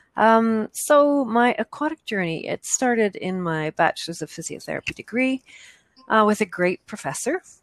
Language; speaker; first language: English; native; English